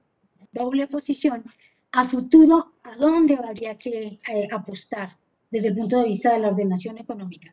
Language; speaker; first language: Spanish; native; Spanish